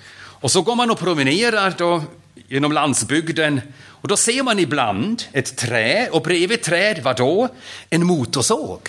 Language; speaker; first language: Swedish; non-native, fluent; German